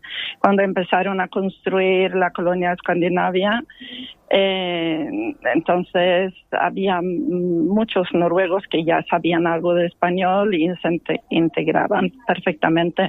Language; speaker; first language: Spanish; non-native, fluent; Norwegian